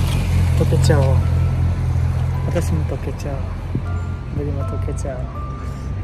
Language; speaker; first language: Japanese; non-native, learner; Nepali